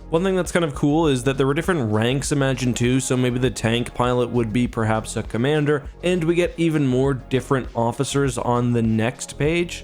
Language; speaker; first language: English; native; English